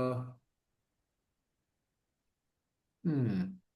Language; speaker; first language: Chinese; non-native, learner; Indonesian